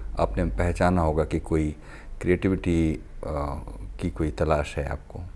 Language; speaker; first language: Hindi; native; Hindi